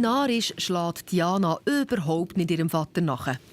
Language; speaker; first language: German; native; German